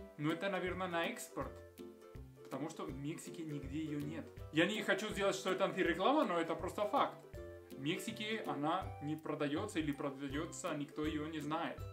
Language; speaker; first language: Russian; non-native, fluent; Spanish